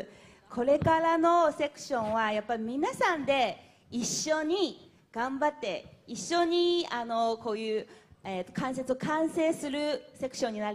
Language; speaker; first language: Japanese; non-native, learner; Chinese